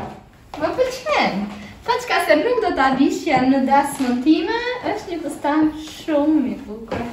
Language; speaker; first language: Albanian; early bilingual, heritage; Albanian